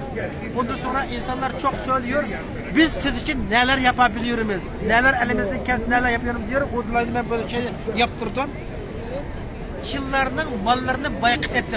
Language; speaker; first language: Turkish; non-native, learner; Uyghur